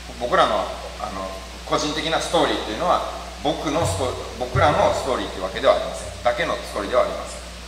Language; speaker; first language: Japanese; native; Japanese